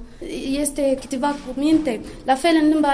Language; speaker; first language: Romanian; non-native, learner; Arabic